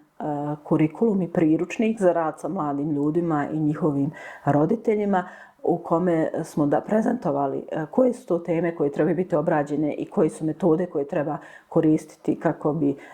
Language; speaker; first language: Bosnian; native; Bosnian